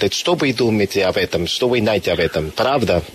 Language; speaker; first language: Russian; non-native, learner; Spanish